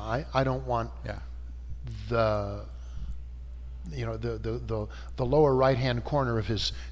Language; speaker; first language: English; native; English